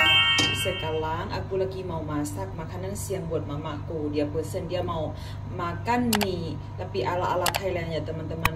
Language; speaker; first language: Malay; non-native, fluent; Thai